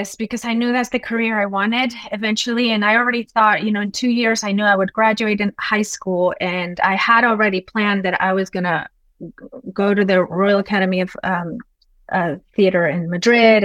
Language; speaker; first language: English; non-native, fluent; Spanish